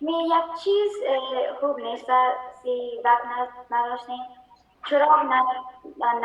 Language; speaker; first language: Persian; early bilingual, heritage; Persian